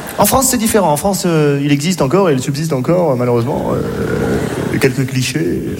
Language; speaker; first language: French; native; French